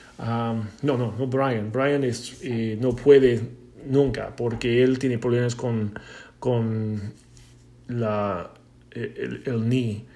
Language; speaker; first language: Spanish; non-native, learner; English